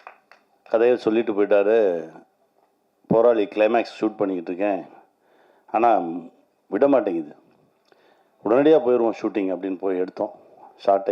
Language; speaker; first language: Tamil; native; Tamil